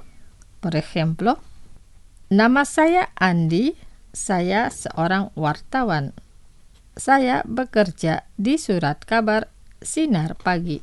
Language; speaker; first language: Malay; non-native, fluent; Spanish